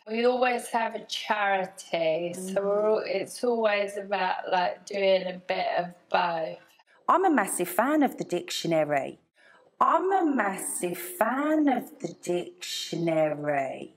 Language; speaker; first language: English; native; English